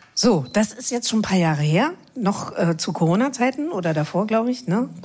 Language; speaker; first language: German; native; German